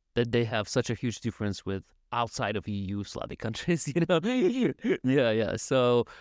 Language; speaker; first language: English; non-native, learner; Russian